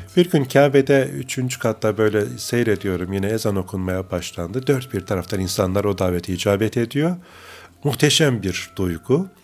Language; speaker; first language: Turkish; native; Turkish